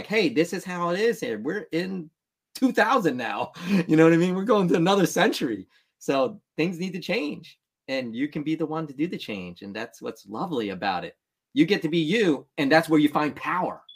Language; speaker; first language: English; early bilingual, other home language; Vietnamese